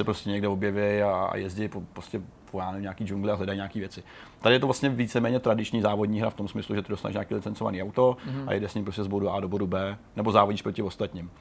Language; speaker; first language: Czech; native; Czech